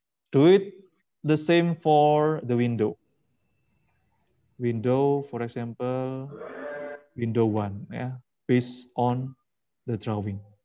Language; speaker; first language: English; non-native, fluent; Indonesian